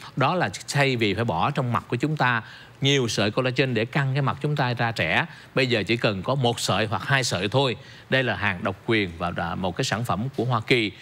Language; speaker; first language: Vietnamese; native; Vietnamese